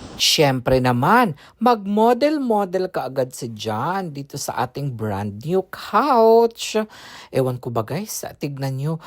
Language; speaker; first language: Filipino; non-native, local second language; Cebuano